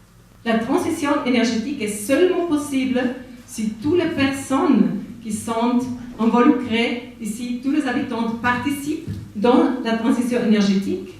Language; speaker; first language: French; non-native, fluent; Spanish